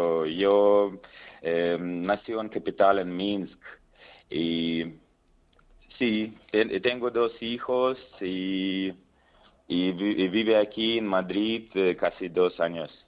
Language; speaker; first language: Spanish; non-native, learner; Belarusian